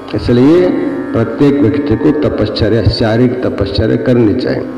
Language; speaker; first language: Hindi; non-native, local second language; Kannada